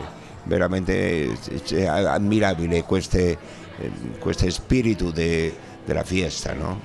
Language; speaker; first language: Italian; non-native, learner; Spanish